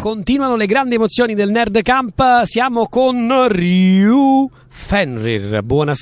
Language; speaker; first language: Italian; native; Italian